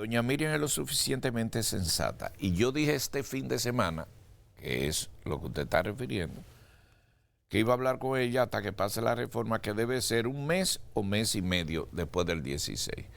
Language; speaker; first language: Spanish; native; Spanish